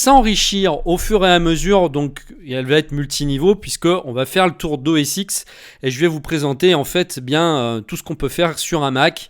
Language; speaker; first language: French; native; French